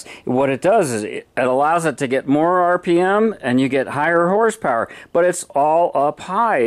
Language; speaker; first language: English; native; English